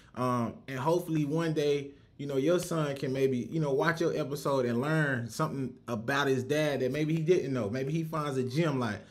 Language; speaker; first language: English; native; English